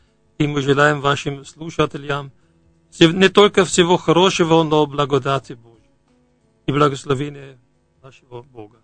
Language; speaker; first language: Russian; non-native, fluent; German